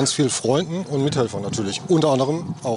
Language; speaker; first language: German; native; German